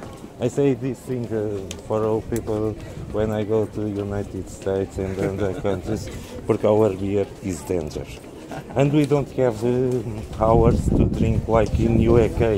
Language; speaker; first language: English; non-native, learner; Portuguese